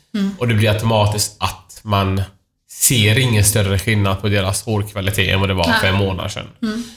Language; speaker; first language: Swedish; non-native, fluent; Persian